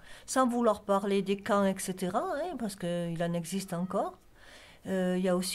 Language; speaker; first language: French; native; French